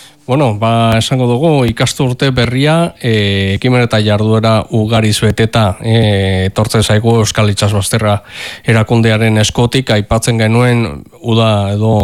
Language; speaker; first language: Basque; native; Basque